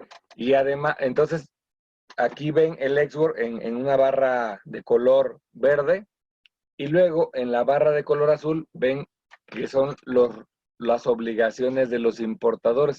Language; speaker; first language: Spanish; native; Spanish